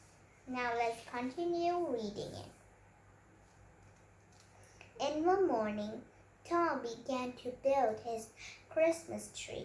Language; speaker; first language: English; non-native, learner; Vietnamese